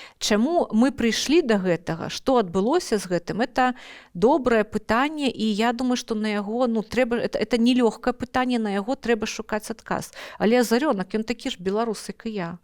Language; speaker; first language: Belarusian; non-native, local second language; Russian